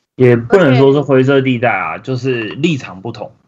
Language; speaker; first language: Chinese; native; Chinese